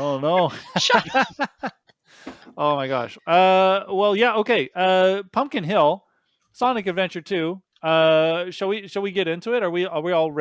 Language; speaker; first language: English; native; English